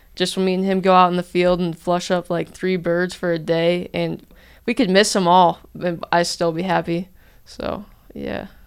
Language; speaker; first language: English; native; English